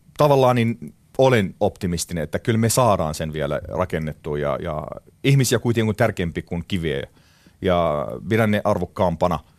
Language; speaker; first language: Finnish; non-native, fluent; Arabic